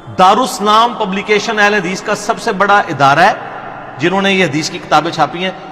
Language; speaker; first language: Urdu; non-native, local second language; Punjabi